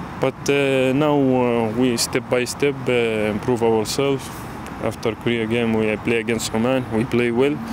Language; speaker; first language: English; non-native, learner; Arabic